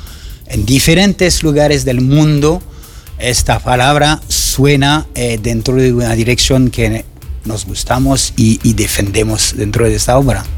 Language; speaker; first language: Spanish; non-native, learner; French